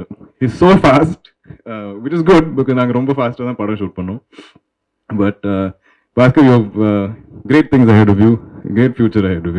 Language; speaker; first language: Tamil; non-native, local second language; Malayalam